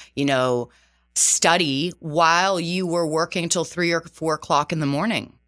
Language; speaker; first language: English; non-native, fluent; Portuguese